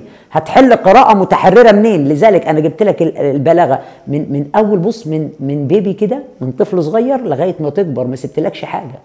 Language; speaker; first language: Arabic; native; Arabic